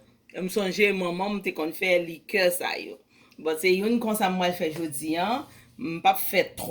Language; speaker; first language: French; non-native, learner; Haitian Creole